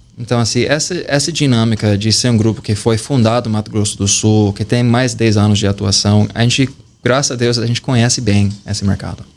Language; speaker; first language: Portuguese; non-native, fluent; English